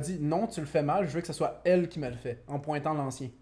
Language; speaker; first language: French; native; French